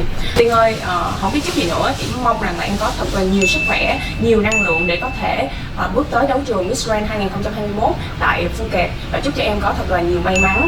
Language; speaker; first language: Vietnamese; native; Vietnamese